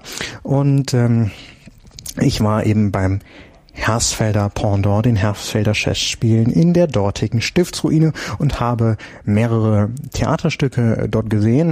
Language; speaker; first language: German; native; German